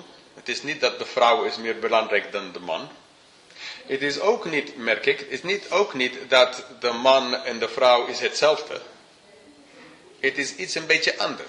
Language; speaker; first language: Dutch; non-native, fluent; English